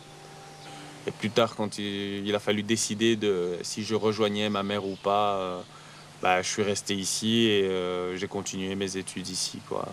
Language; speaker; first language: French; early bilingual, other home language; Lingala